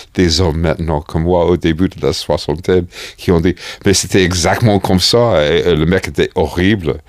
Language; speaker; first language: French; non-native, fluent; English